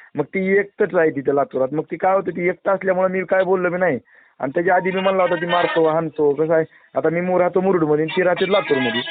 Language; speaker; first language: Marathi; native; Marathi